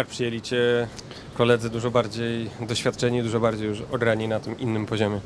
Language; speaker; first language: Polish; native; Polish